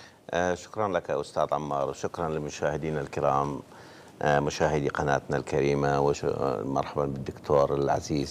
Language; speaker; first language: Arabic; non-native, local second language; Kurdish